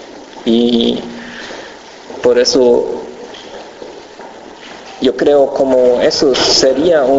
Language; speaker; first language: Spanish; non-native, fluent; German